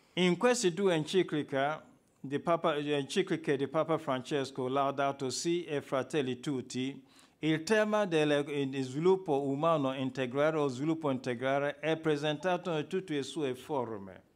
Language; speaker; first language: Italian; non-native, fluent; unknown